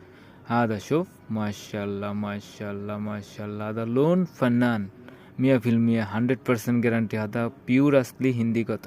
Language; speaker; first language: Arabic; non-native, learner; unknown